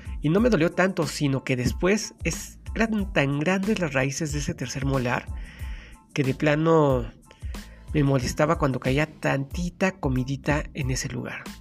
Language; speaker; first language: Spanish; native; Spanish